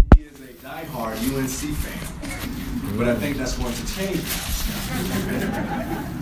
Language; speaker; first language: English; native; English